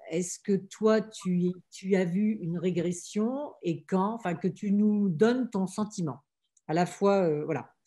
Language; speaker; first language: French; native; French